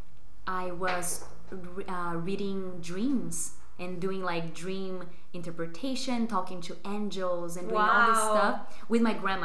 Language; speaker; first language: English; non-native, fluent; Portuguese